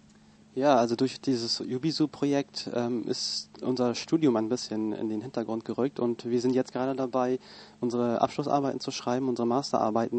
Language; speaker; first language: German; native; German